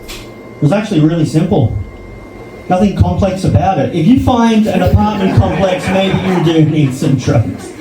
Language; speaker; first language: English; native; English